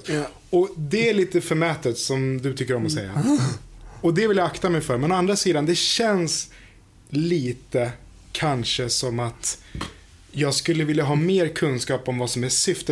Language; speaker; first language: Swedish; native; Swedish